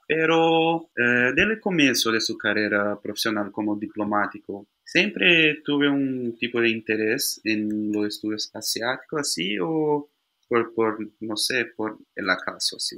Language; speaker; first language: Spanish; non-native, fluent; Portuguese